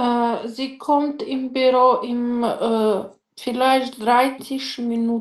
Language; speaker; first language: German; non-native, learner; Macedonian